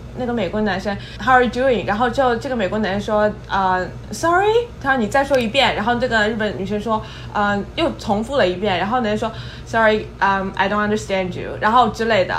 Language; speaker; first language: Chinese; native; Chinese